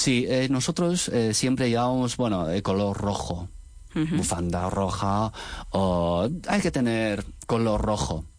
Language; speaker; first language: Spanish; non-native, fluent; Chinese